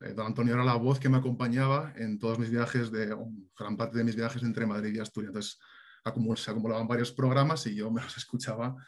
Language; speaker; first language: Spanish; native; Spanish